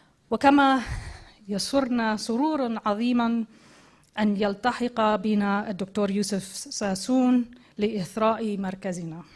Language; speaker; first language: Arabic; non-native, fluent; English